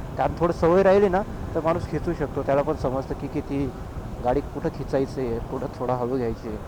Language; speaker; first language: Marathi; non-native, local second language; Lambadi